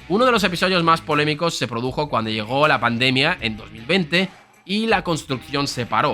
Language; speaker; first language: Spanish; native; Spanish